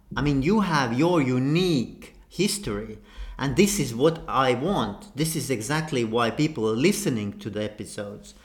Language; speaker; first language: English; non-native, fluent; Estonian